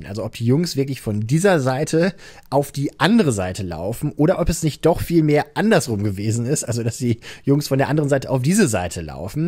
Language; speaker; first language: German; native; German